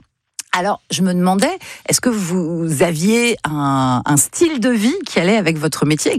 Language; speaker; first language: French; native; French